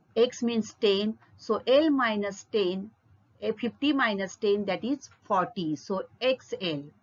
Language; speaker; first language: English; non-native, local second language; Marathi